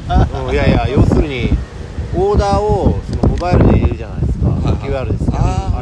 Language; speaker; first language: Japanese; native; Japanese